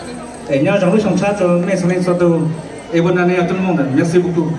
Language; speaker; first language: French; early bilingual, other home language; Hmong